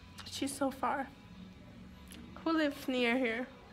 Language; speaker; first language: English; non-native, learner; Portuguese